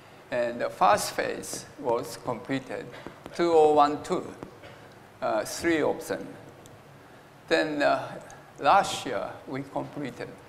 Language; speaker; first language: English; non-native, fluent; Japanese